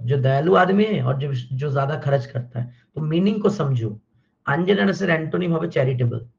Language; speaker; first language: Hindi; non-native, local second language; Bangla